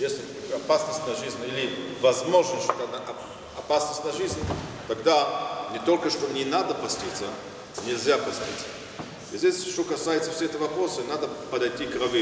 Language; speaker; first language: Russian; non-native, fluent; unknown